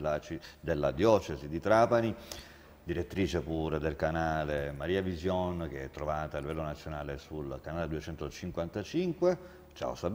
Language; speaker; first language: Italian; native; Italian